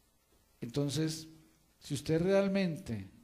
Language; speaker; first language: Spanish; native; Spanish